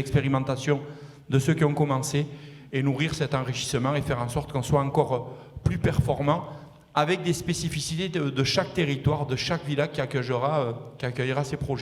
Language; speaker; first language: French; native; French